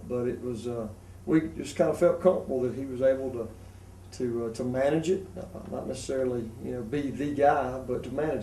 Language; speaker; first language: English; native; English